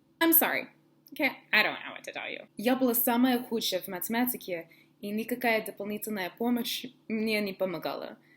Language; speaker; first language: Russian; non-native, fluent; English